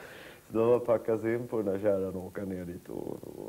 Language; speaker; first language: Swedish; native; Swedish